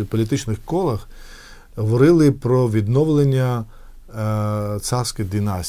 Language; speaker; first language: Ukrainian; non-native, fluent; Georgian